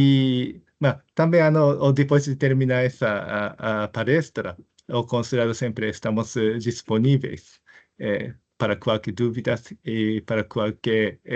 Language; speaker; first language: Portuguese; non-native, fluent; Japanese